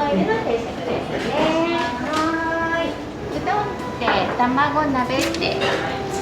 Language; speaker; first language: Japanese; native; Japanese